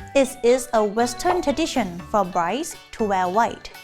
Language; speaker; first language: English; non-native, fluent; Thai